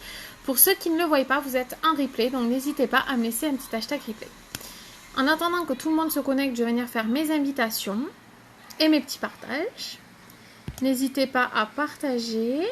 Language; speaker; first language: French; native; French